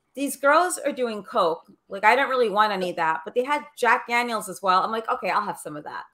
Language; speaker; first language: English; early bilingual, other home language; Portuguese